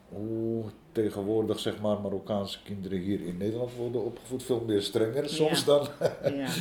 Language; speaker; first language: Dutch; early bilingual, other home language; Arabic